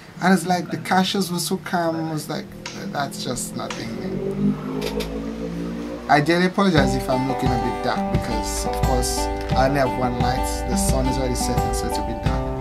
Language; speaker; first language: English; non-native, fluent; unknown